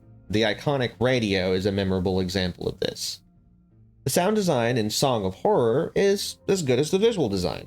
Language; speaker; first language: English; native; English